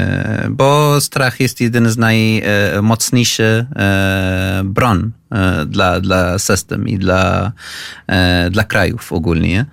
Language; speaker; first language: Polish; non-native, fluent; Arabic